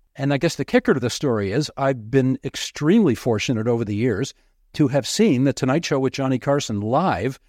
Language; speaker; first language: English; native; English